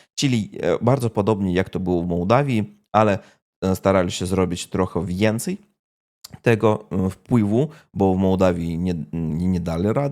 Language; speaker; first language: Polish; non-native, fluent; Russian